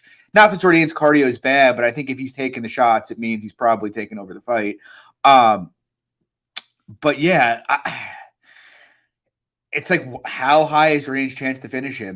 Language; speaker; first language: English; native; English